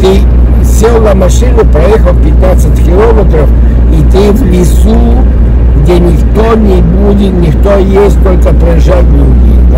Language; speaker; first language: Russian; early bilingual, heritage; Russian